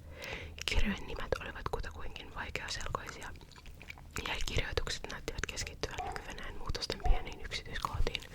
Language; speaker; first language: Finnish; native; Finnish